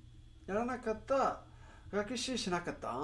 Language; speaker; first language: Japanese; non-native, learner; Spanish